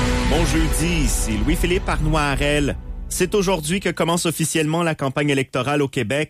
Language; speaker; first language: French; native; French